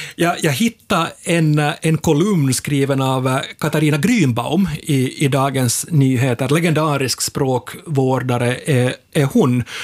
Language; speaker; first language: Swedish; native; Swedish